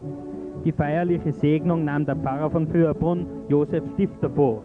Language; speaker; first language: German; native; German